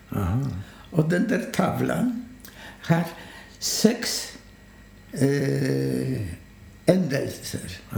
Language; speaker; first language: Swedish; non-native, fluent; Polish